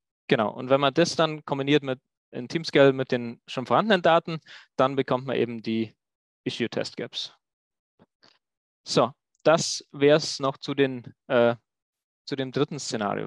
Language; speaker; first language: German; native; German